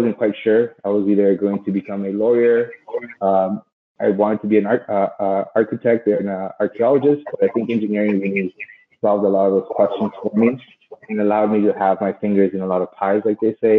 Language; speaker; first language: English; native; English